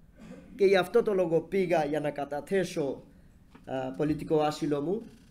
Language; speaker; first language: Greek; non-native, fluent; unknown